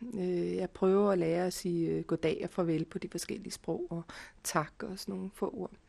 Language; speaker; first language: Danish; native; Danish